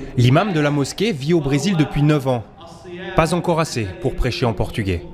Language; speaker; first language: French; native; French